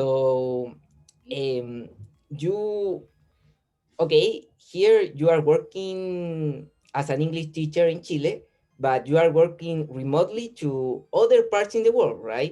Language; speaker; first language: English; non-native, learner; Spanish